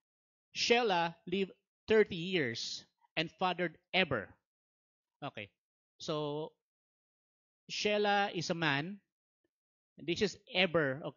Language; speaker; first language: English; non-native, local second language; Filipino